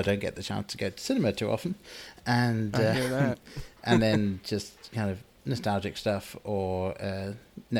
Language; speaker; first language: English; native; English